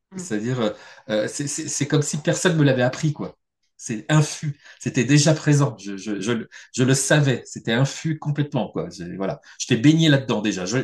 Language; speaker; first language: French; native; French